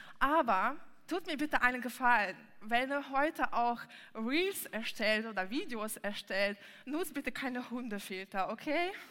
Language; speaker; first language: German; non-native, fluent; Russian